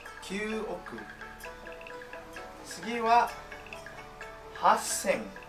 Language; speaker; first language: Japanese; non-native, fluent; Indonesian